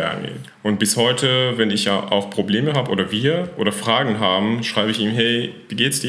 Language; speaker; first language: German; non-native, fluent; Persian